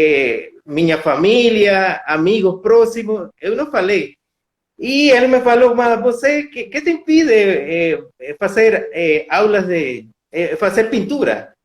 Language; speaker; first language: Portuguese; non-native, fluent; Spanish